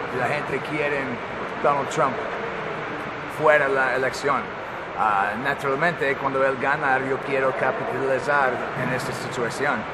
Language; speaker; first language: Spanish; non-native, learner; English